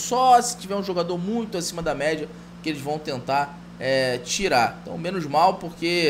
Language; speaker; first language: Portuguese; native; Portuguese